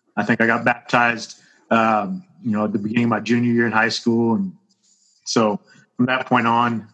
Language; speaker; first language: English; native; English